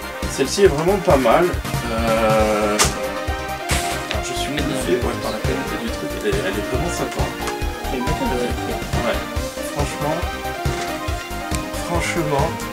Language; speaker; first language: French; native; French